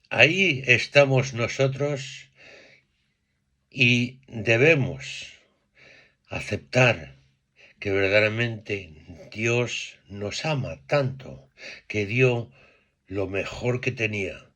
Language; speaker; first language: Spanish; native; Spanish